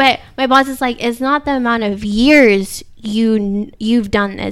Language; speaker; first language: English; early bilingual, other home language; Spanish